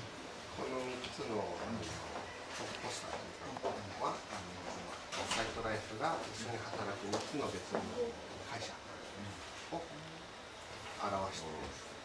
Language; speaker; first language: Japanese; early bilingual, heritage; Japanese